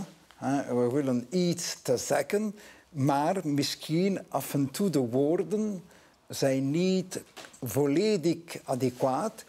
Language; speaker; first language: Dutch; non-native, local second language; French